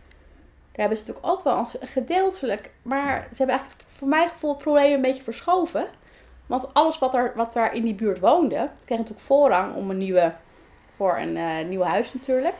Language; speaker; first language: Dutch; native; Dutch